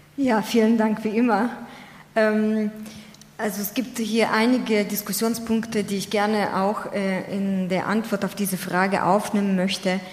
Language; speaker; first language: German; non-native, fluent; Ukrainian